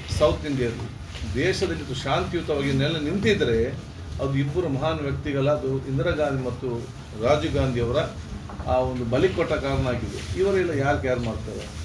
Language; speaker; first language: Kannada; non-native, local second language; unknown